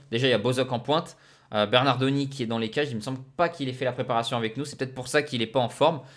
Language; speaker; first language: French; native; French